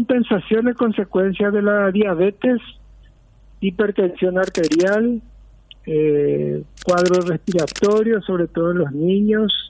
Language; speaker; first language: Spanish; native; Spanish